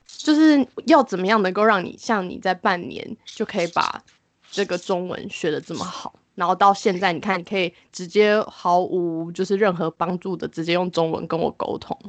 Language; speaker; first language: Chinese; native; Chinese